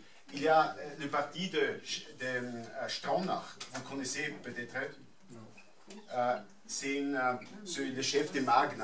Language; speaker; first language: French; non-native, fluent; German